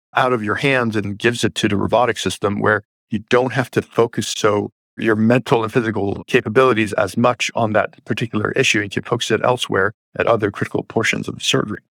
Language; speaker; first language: English; early bilingual, other home language; Persian